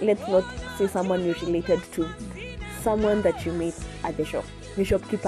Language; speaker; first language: English; non-native, local second language; Swahili